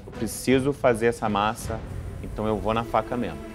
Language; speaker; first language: Portuguese; non-native, fluent; Thai